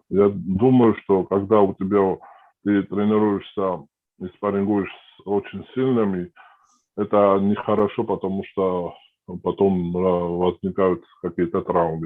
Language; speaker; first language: Russian; non-native, fluent; Georgian